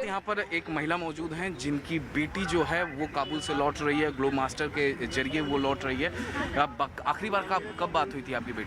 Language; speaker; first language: Hindi; native; Hindi